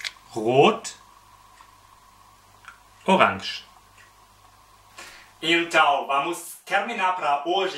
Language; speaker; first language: Portuguese; non-native, fluent; German